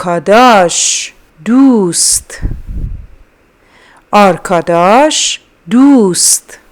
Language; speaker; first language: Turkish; non-native, fluent; Persian